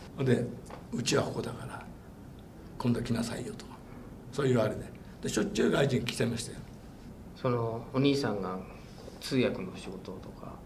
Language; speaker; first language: Japanese; non-native, fluent; English